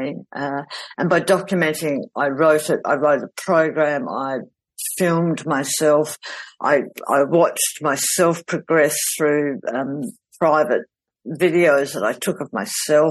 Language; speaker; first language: English; native; English